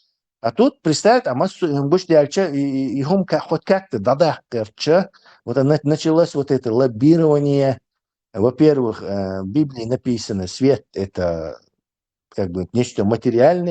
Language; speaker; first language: Russian; non-native, local second language; Chechen